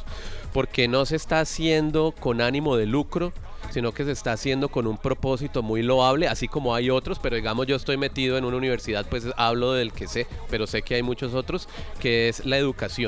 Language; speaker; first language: Spanish; native; Spanish